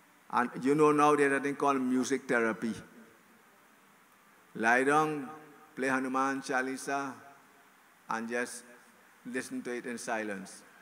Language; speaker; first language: English; native; English